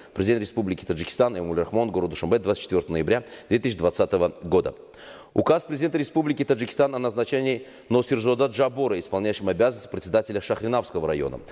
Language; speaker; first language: Russian; non-native, local second language; Tajik